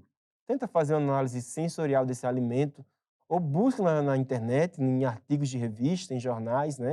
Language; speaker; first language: Portuguese; native; Portuguese